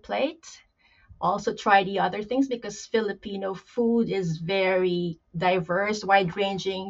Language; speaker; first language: English; non-native, local second language; Pampanga